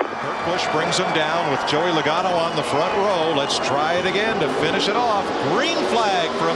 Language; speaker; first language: English; native; English